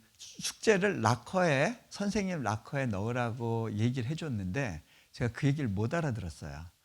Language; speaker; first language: Korean; native; Korean